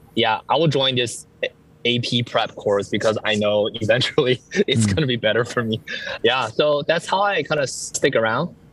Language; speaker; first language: English; early bilingual, other home language; Chinese